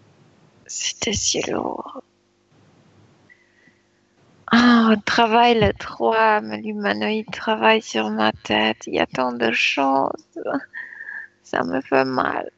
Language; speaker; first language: French; non-native, fluent; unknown